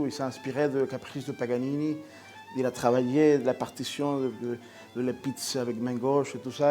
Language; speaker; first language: French; non-native, fluent; Spanish